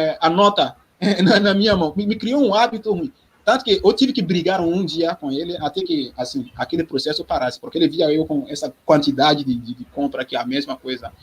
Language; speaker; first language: Portuguese; non-native, fluent; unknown